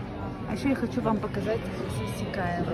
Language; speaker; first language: Russian; native; Russian